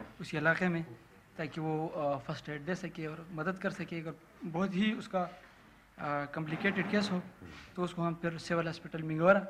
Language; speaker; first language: Urdu; non-native, local second language; Pashto